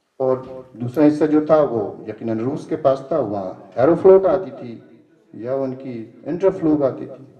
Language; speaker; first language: Urdu; native; Urdu